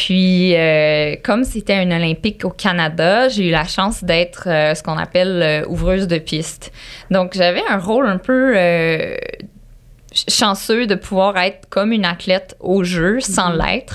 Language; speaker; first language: French; native; French